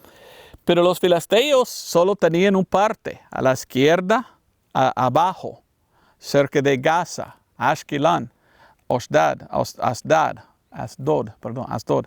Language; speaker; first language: Spanish; non-native, learner; English